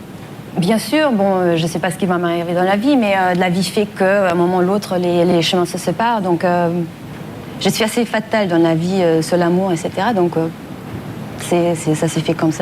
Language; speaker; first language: French; non-native, fluent; German